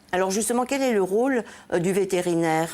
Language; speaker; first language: French; native; French